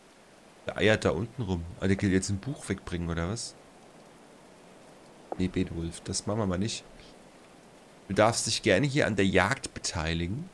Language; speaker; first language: German; native; German